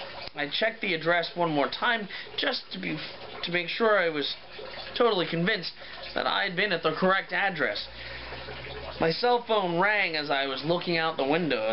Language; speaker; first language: English; native; English